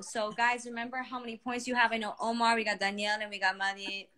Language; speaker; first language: English; early bilingual, other home language; Spanish